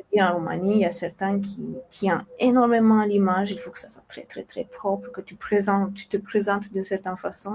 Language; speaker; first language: French; non-native, fluent; Romanian